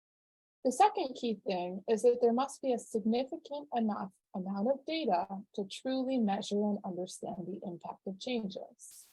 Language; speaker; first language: English; native; English